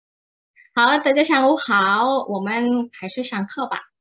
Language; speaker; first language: Chinese; non-native, fluent; Indonesian